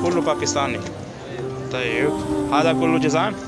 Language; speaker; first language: Arabic; non-native, learner; Urdu